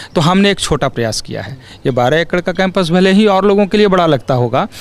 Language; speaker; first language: Hindi; native; Hindi